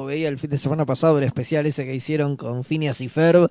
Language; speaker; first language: Spanish; native; Spanish